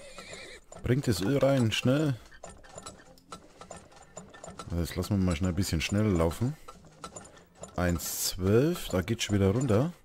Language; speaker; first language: German; native; German